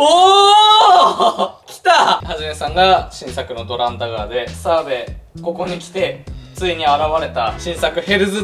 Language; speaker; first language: Japanese; native; Japanese